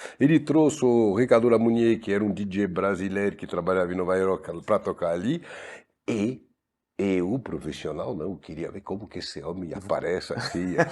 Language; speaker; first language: Portuguese; non-native, fluent; French